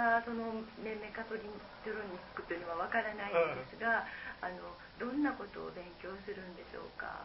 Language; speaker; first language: Japanese; native; Japanese